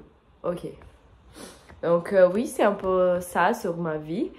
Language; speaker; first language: French; non-native, fluent; Portuguese